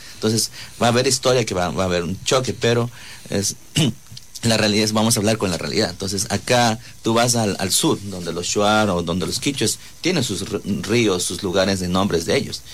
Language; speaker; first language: Spanish; non-native, local second language; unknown